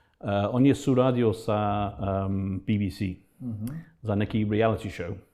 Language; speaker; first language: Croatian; non-native, fluent; English